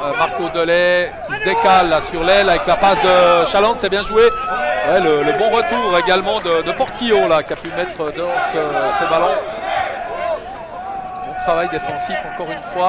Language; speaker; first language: French; native; French